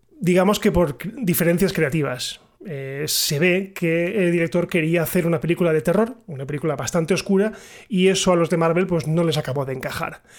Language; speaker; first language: Spanish; native; Spanish